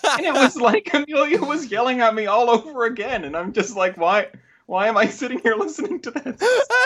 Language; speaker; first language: English; native; English